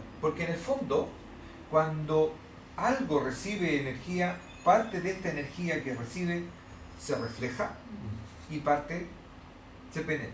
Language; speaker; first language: Spanish; native; Spanish